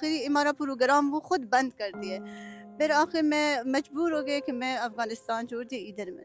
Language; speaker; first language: Hindi; non-native, learner; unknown